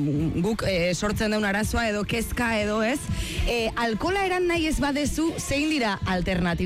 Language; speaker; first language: Basque; native; Basque